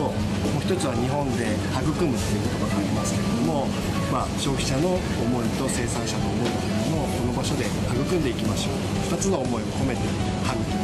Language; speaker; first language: Japanese; native; Japanese